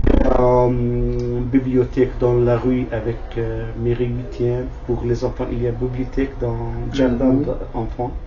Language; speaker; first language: French; non-native, learner; Kurdish